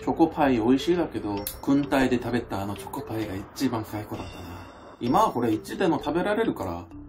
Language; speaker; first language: Japanese; non-native, fluent; Korean